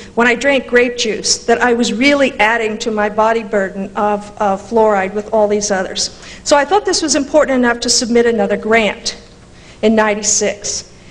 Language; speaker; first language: English; native; English